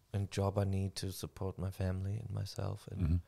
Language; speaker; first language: English; non-native, fluent; German